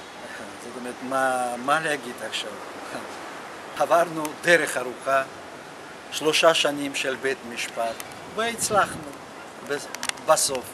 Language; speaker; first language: Hebrew; non-native, fluent; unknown